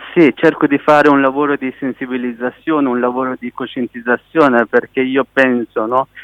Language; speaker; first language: Italian; early bilingual, other home language; Persian